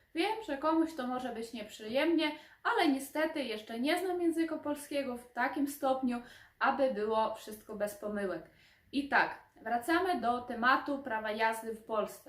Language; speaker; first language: Polish; non-native, fluent; Ukrainian